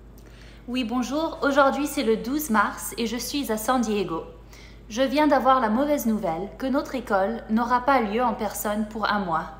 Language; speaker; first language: French; non-native, fluent; English